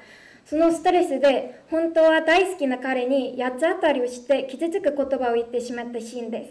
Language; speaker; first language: Japanese; non-native, fluent; Korean